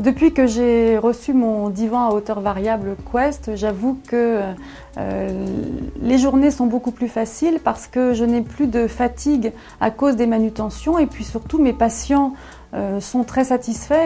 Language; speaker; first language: French; native; French